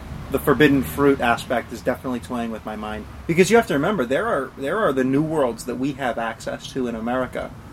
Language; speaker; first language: English; native; English